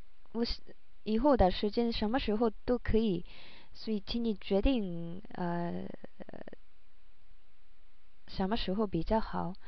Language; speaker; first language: Chinese; non-native, learner; Japanese